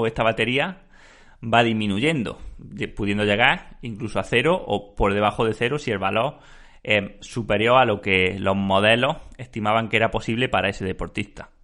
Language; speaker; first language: Spanish; native; Spanish